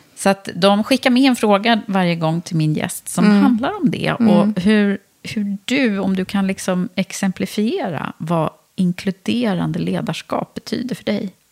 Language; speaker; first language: Swedish; native; Swedish